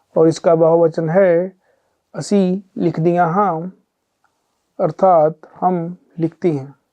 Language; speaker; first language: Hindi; non-native, local second language; Punjabi